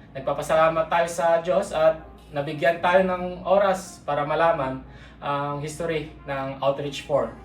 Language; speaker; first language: Filipino; native; Filipino